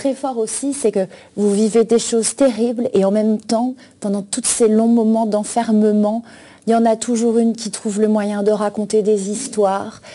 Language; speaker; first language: French; native; French